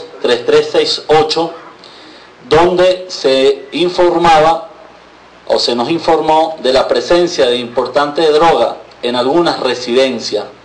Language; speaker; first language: Spanish; native; Spanish